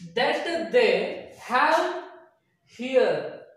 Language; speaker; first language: English; non-native, local second language; Kannada